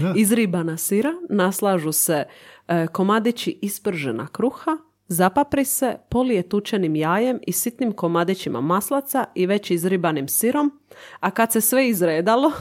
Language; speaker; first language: Croatian; native; Croatian